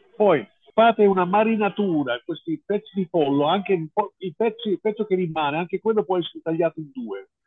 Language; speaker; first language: Italian; non-native, fluent; English